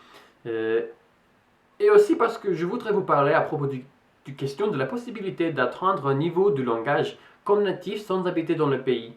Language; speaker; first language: French; non-native, fluent; English